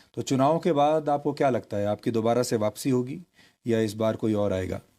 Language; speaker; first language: Hindi; native; Hindi